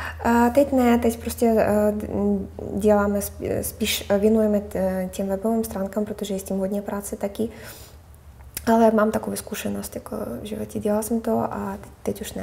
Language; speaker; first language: Czech; non-native, fluent; Russian